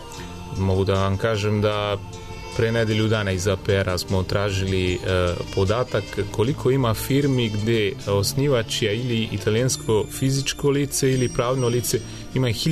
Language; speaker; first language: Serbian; non-native, fluent; Italian